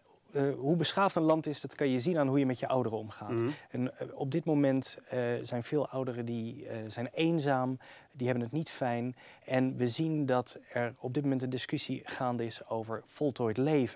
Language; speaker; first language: Dutch; native; Dutch